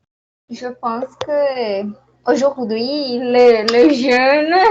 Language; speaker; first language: French; non-native, fluent; Portuguese